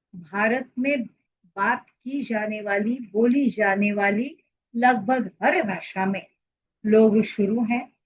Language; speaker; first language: Hindi; non-native, local second language; Marathi